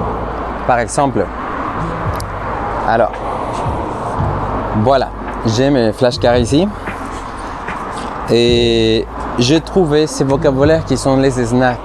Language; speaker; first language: French; non-native, fluent; Spanish